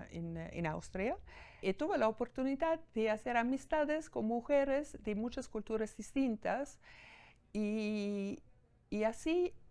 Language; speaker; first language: Spanish; non-native, fluent; German